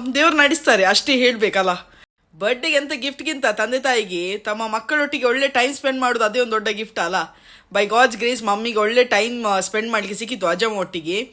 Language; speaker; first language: Kannada; native; Kannada